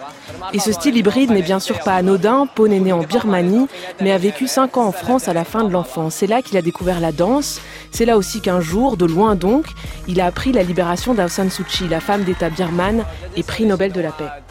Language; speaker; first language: French; native; French